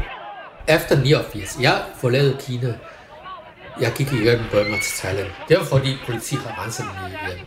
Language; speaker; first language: Danish; non-native, fluent; Chinese